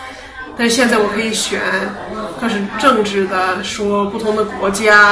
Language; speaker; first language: Chinese; early bilingual, heritage; Chinese